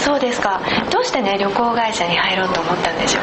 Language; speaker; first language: Japanese; native; Japanese